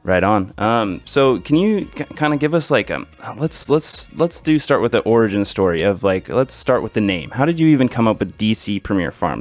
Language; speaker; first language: English; native; English